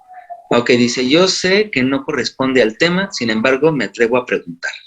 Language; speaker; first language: Spanish; native; Spanish